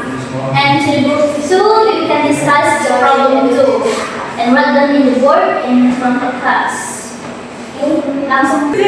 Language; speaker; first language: English; non-native, learner; Indonesian